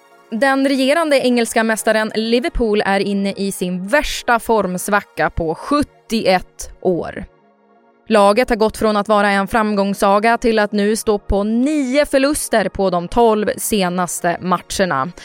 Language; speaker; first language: Swedish; native; Swedish